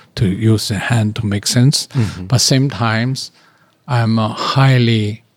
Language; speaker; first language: English; non-native, learner; Chinese